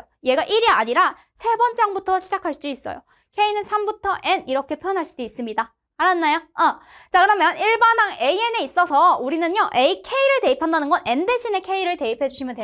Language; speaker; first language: Korean; native; Korean